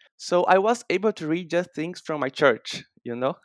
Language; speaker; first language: English; non-native, fluent; Portuguese